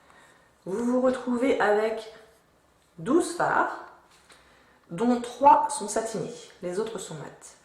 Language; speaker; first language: French; native; French